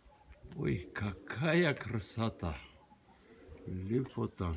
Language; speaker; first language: Russian; native; Russian